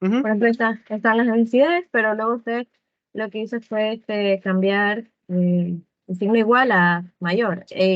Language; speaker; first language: Spanish; native; Spanish